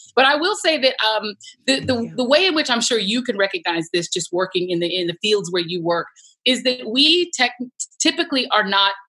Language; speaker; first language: English; native; English